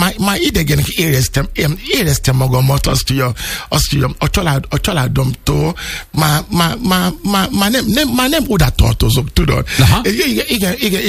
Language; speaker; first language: Hungarian; non-native, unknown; Yoruba